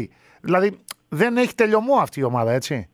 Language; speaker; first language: Greek; native; Greek